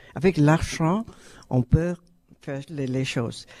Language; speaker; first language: French; non-native, learner; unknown